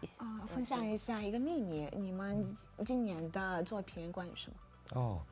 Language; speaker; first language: Chinese; non-native, fluent; Russian